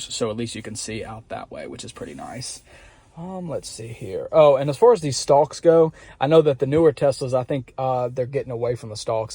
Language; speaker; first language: English; native; English